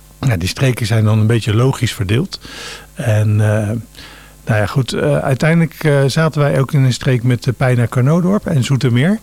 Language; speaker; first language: Dutch; native; Dutch